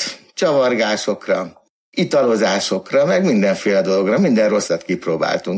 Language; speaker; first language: Hungarian; native; Hungarian